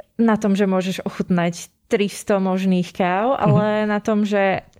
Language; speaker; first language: Slovak; native; Slovak